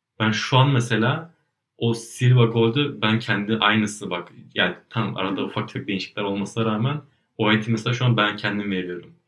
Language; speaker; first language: Turkish; native; Turkish